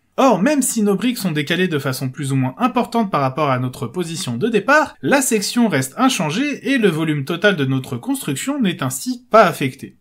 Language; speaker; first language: French; native; French